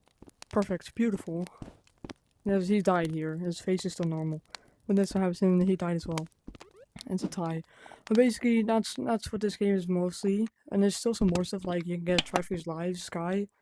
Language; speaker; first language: English; non-native, fluent; Dutch